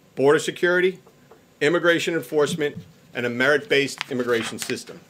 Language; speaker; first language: English; native; English